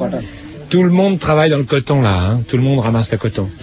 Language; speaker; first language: French; native; French